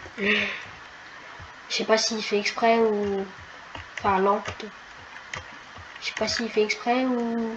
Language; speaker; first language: French; native; French